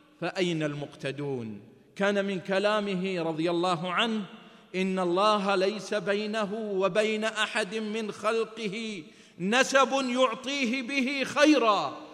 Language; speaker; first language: Arabic; native; Arabic